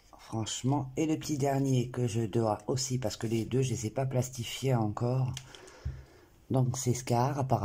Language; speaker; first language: French; native; French